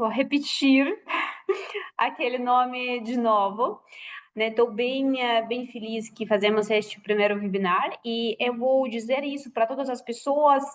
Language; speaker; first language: Portuguese; non-native, fluent; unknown